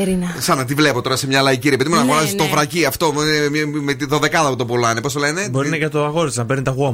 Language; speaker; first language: Greek; native; Greek